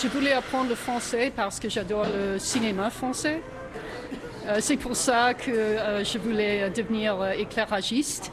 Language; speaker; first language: French; non-native, fluent; English